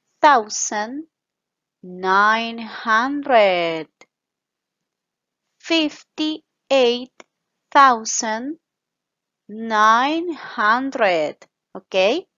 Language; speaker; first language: English; non-native, fluent; Spanish